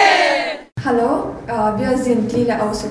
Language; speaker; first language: German; non-native, fluent; Russian